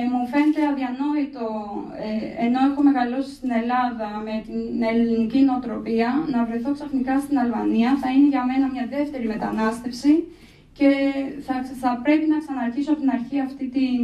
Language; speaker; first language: Greek; early bilingual, other home language; Albanian